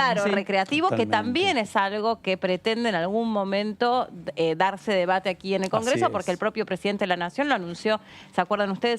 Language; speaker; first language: Spanish; native; Spanish